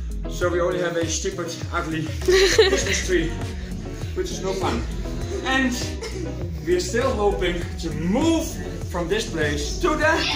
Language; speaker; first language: English; non-native, fluent; Dutch